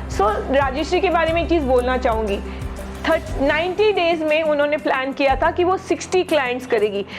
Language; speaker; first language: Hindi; non-native, local second language; Marathi